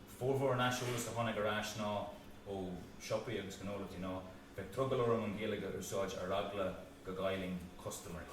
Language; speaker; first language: Irish; native; Irish